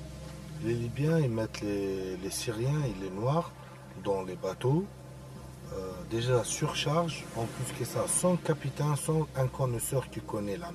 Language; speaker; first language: French; non-native, local second language; Arabic